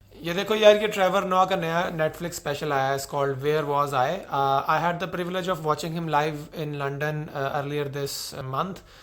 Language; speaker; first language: Urdu; native; Urdu